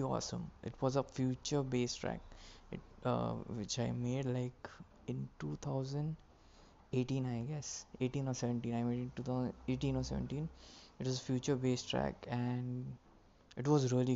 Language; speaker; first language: English; non-native, local second language; Marathi